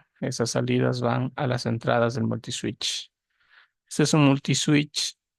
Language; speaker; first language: Spanish; native; Spanish